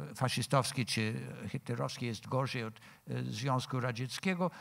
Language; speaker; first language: Polish; non-native, fluent; English